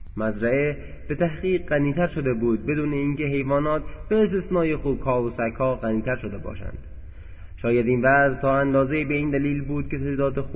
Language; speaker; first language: Persian; native; Persian